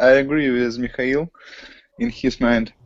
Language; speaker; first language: English; non-native, learner; Russian